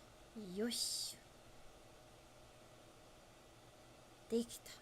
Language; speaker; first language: Japanese; non-native, learner; English